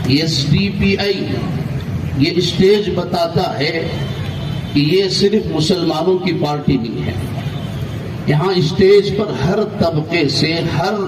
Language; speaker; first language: Urdu; native; Urdu